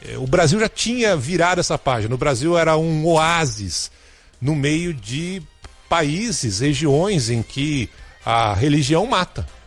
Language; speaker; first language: Portuguese; native; Portuguese